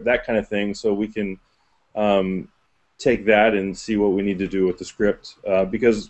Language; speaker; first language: English; native; English